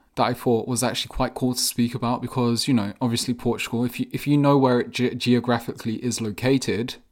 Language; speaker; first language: English; native; English